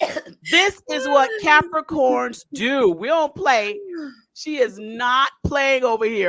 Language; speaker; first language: English; native; English